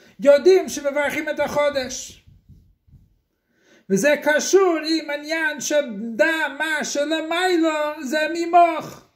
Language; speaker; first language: Hebrew; non-native, fluent; English